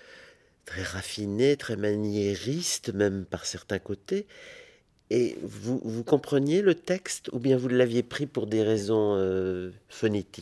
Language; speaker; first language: French; native; French